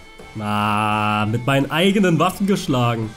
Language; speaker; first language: German; native; German